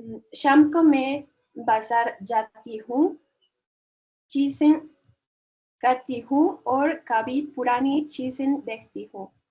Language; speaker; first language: Hindi; non-native, learner; Spanish